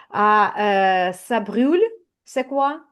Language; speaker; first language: French; non-native, fluent; Ukrainian